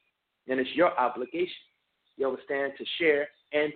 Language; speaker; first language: English; native; English